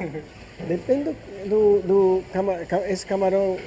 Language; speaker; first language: Portuguese; non-native, fluent; Japanese